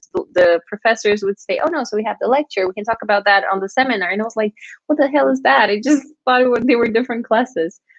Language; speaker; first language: English; non-native, fluent; Portuguese